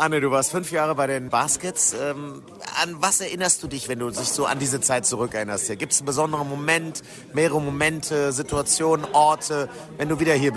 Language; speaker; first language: German; native; German